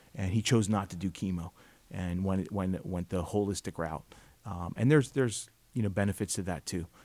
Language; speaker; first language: English; native; English